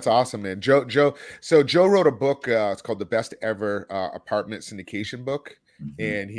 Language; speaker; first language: English; native; English